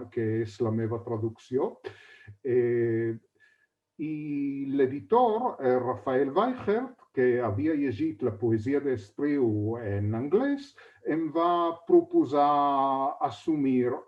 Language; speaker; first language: Catalan; non-native, fluent; Hebrew